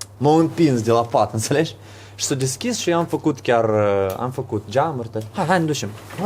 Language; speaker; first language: Romanian; non-native, learner; Ukrainian